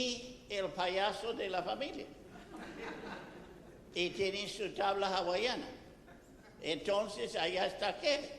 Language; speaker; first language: Spanish; non-native, fluent; English